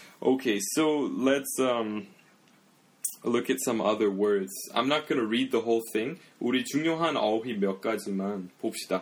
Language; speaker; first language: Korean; early bilingual, heritage; English